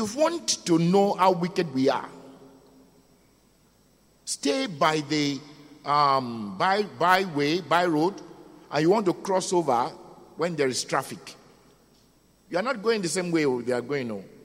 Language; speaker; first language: English; non-native, local second language; Yoruba